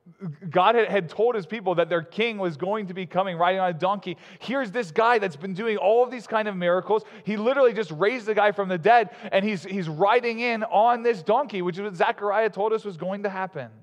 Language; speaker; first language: English; native; English